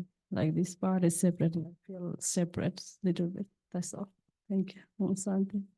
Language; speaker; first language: English; non-native, fluent; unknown